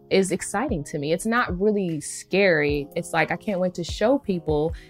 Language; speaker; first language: English; native; English